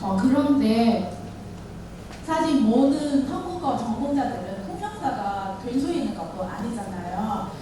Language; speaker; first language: Korean; non-native, fluent; Vietnamese